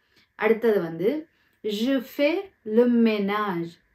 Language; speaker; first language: French; non-native, fluent; Tamil